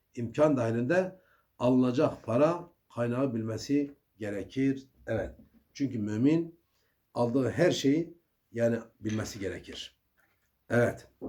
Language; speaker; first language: Turkish; native; Turkish